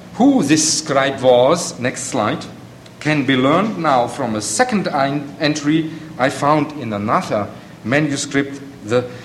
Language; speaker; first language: English; non-native, fluent; German